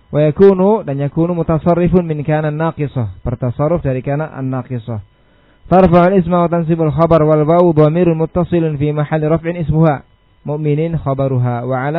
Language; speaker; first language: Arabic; non-native, fluent; Indonesian